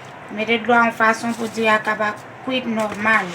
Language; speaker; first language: French; non-native, learner; Haitian Creole